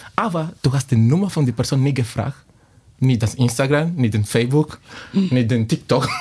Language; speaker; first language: German; non-native, fluent; Spanish